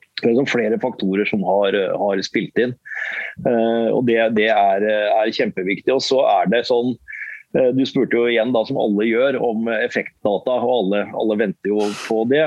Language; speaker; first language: Norwegian; native; Norwegian